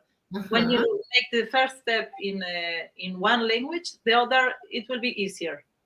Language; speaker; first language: English; non-native, learner; Spanish